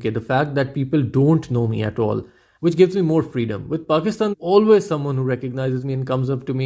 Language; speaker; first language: English; non-native, local second language; Urdu